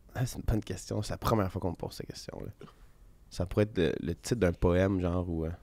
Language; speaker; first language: French; native; French